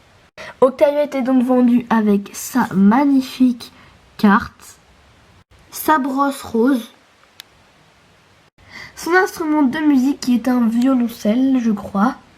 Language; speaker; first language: French; native; French